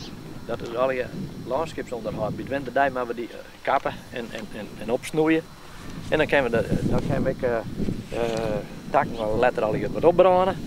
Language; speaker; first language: Dutch; non-native, local second language; Western Frisian